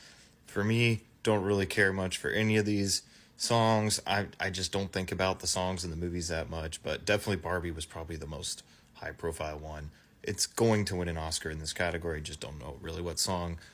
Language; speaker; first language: English; native; English